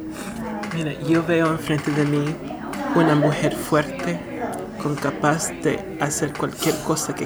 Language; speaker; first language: Spanish; early bilingual, heritage; Spanish